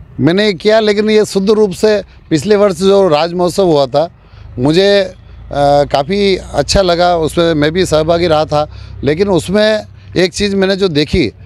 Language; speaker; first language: Hindi; native; Hindi